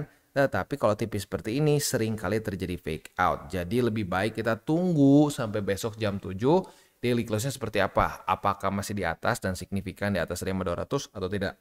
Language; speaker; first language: Indonesian; native; Indonesian